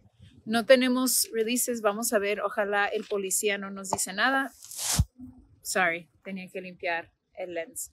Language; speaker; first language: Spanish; early bilingual, heritage; Spanish